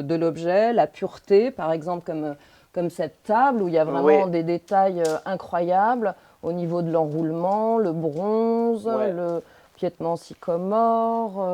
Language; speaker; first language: French; native; French